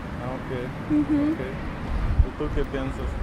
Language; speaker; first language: Spanish; non-native, fluent; Russian